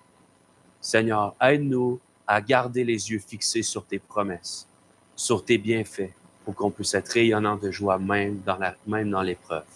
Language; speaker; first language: French; native; French